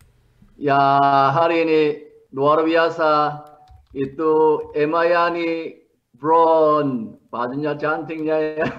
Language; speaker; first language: Indonesian; non-native, learner; Korean